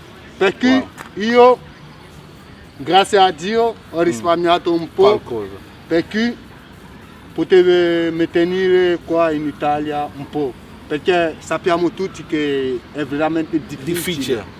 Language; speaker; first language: Italian; non-native, fluent; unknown